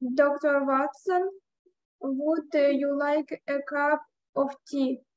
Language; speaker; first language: English; non-native, learner; Ukrainian